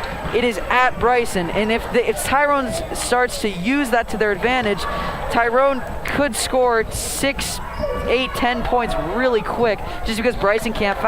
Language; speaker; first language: English; native; English